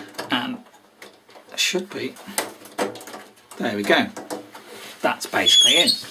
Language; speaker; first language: English; native; English